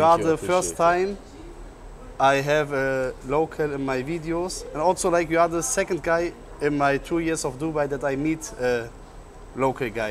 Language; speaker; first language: English; non-native, learner; German